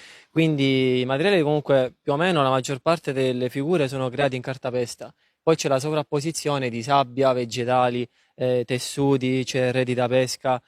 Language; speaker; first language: Italian; native; Italian